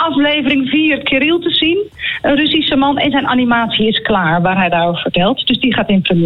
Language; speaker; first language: Dutch; native; Dutch